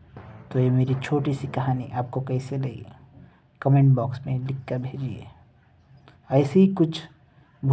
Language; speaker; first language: Hindi; native; Hindi